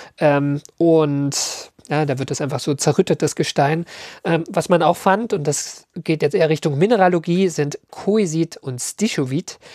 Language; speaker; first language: German; native; German